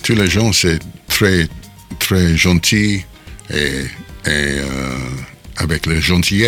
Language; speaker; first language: French; non-native, learner; English